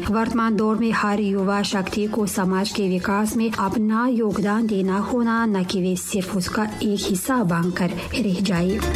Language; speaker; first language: Hindi; non-native, fluent; Tajik